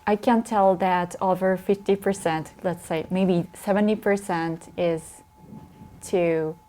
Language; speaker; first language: English; non-native, fluent; Japanese